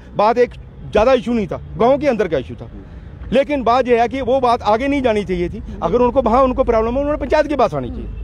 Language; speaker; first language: Hindi; native; Hindi